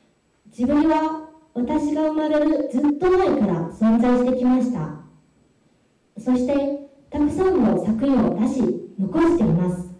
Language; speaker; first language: Japanese; non-native, fluent; Korean